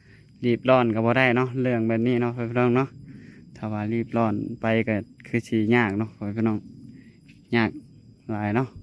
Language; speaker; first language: Thai; non-native, local second language; Lao